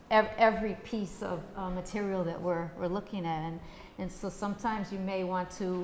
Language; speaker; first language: English; native; English